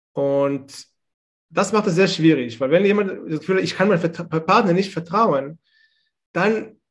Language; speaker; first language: German; non-native, fluent; Hebrew